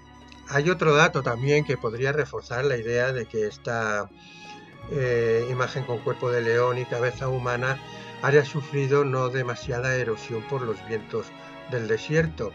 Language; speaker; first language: Spanish; native; Spanish